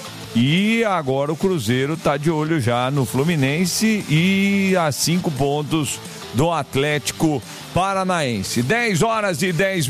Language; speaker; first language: Portuguese; native; Portuguese